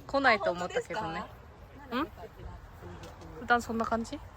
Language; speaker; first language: Japanese; non-native, fluent; Korean